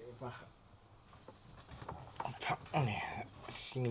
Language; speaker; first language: French; native; French